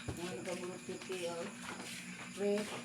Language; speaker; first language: Cebuano; native; Cebuano